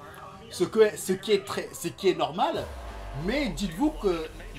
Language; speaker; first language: French; native; French